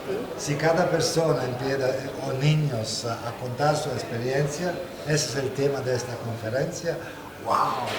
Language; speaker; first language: Spanish; non-native, fluent; Italian